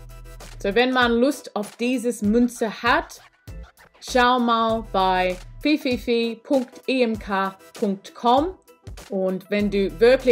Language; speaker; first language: German; non-native, learner; English